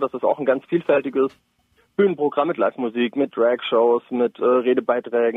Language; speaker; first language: German; native; German